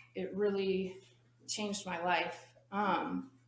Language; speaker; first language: English; native; English